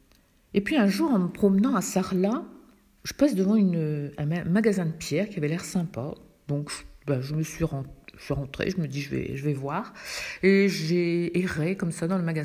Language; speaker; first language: French; native; French